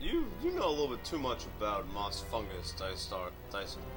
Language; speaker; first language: English; native; English